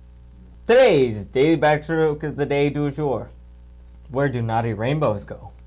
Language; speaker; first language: English; native; English